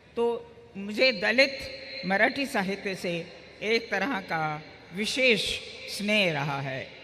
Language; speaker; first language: Hindi; native; Hindi